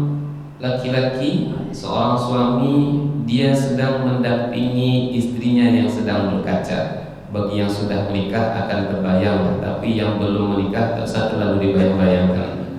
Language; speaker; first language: Malay; native; Malay